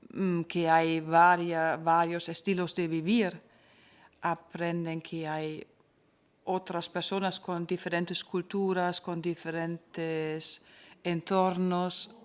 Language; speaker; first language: Spanish; non-native, fluent; German